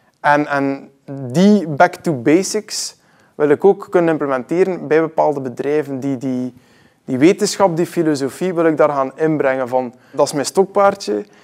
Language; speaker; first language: Dutch; native; Dutch